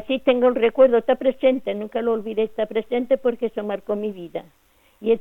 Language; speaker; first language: Spanish; native; Spanish